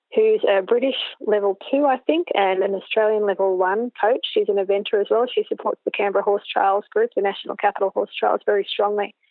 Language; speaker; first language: English; native; English